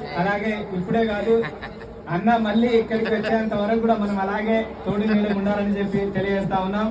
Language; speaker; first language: Telugu; non-native, local second language; Lambadi